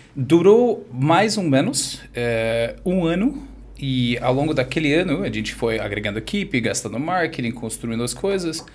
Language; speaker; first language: Portuguese; non-native, fluent; English